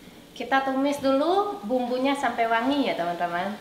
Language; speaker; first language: Indonesian; native; Indonesian